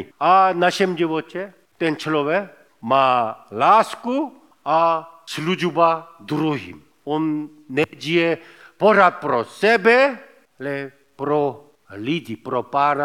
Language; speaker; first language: Czech; non-native, fluent; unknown